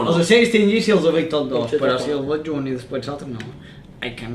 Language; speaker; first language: Catalan; native; Catalan